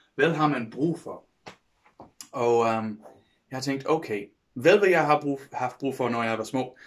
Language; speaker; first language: Danish; non-native, fluent; English